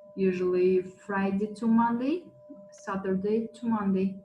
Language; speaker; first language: English; non-native, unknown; Kazakh